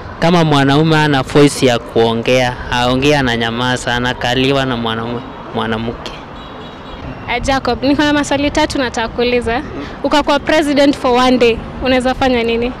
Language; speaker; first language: Swahili; native; Swahili